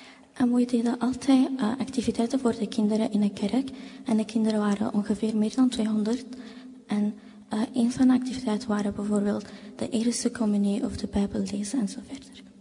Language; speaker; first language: Dutch; non-native, fluent; Arabic